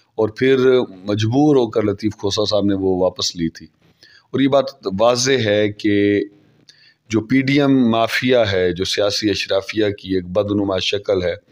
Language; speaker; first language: Urdu; non-native, local second language; Saraiki